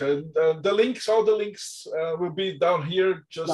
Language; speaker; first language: English; non-native, fluent; Portuguese